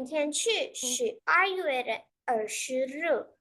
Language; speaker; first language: Chinese; non-native, learner; Urdu